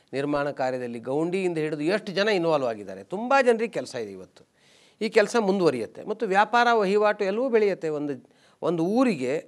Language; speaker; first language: Kannada; native; Kannada